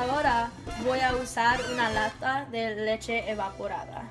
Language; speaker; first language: Spanish; non-native, learner; English